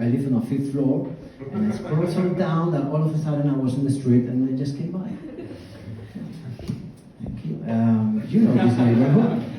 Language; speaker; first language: English; non-native, fluent; Spanish